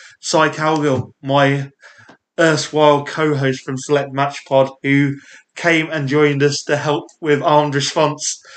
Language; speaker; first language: English; native; English